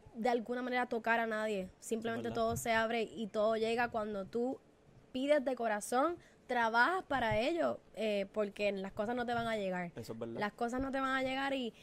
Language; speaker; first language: Spanish; native; Spanish